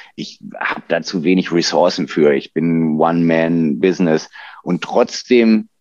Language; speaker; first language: German; native; German